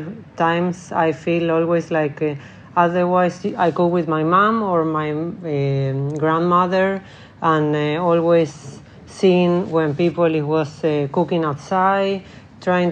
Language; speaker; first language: English; non-native, learner; Spanish